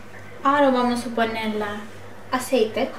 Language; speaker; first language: Spanish; non-native, learner; Turkish